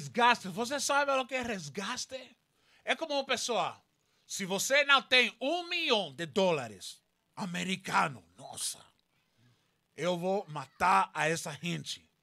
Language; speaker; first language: Portuguese; non-native, learner; Spanish